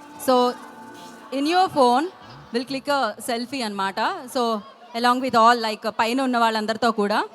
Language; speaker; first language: Telugu; native; Telugu